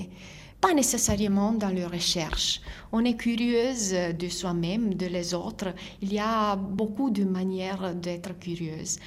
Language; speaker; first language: French; non-native, fluent; Italian